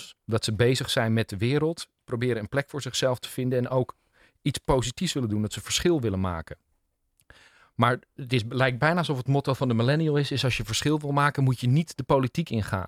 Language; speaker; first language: Dutch; native; Dutch